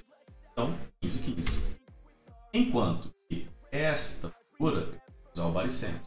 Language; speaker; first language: Portuguese; native; Portuguese